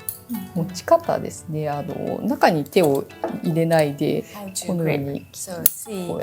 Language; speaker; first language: Japanese; native; Japanese